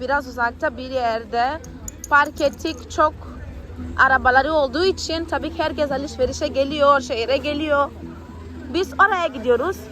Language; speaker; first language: Turkish; non-native, fluent; Portuguese